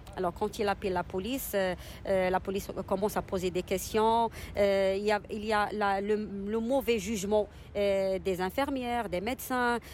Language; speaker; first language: French; non-native, local second language; Arabic